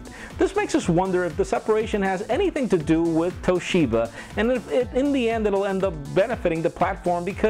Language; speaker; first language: English; non-native, local second language; Spanish